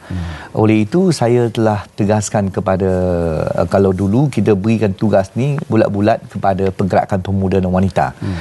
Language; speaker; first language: Malay; non-native, local second language; Chinese